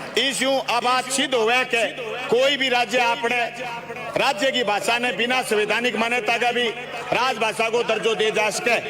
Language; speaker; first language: Hindi; native; Hindi